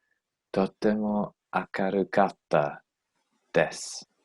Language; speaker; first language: Japanese; non-native, learner; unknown